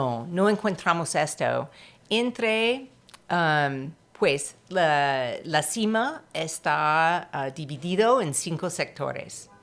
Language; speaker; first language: Spanish; non-native, fluent; English